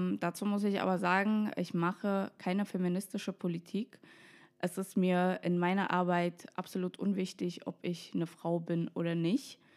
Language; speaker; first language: German; non-native, fluent; Russian